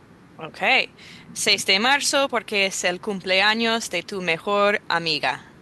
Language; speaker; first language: Spanish; non-native, fluent; English